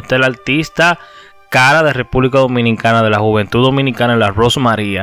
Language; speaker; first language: Spanish; native; Spanish